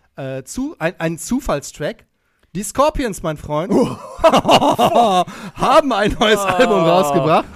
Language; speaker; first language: German; native; German